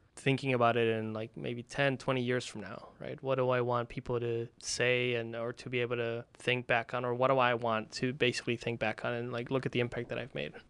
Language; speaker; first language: English; early bilingual, other home language; Spanish